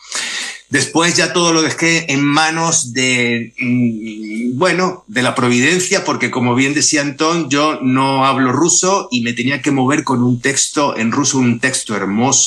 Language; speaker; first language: Spanish; native; Spanish